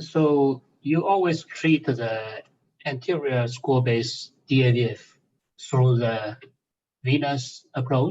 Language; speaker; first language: English; non-native, fluent; Chinese